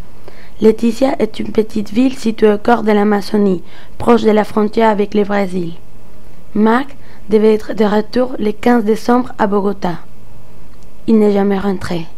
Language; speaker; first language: French; non-native, fluent; Spanish